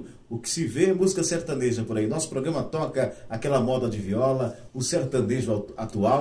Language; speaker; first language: Portuguese; native; Portuguese